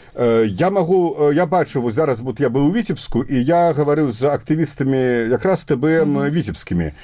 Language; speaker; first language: Belarusian; native; Belarusian